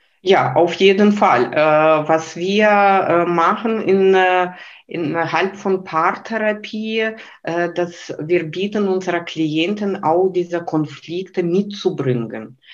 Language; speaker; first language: German; non-native, fluent; Lithuanian